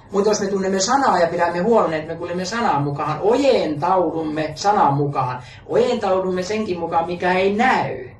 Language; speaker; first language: Finnish; native; Finnish